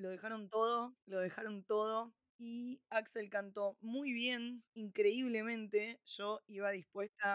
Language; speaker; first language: Spanish; native; Spanish